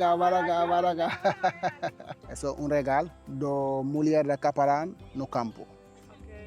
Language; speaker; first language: Spanish; non-native, learner; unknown